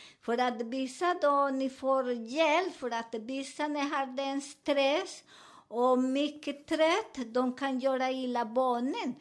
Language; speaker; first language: Swedish; non-native, fluent; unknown